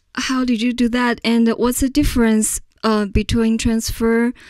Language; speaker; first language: English; non-native, fluent; Chinese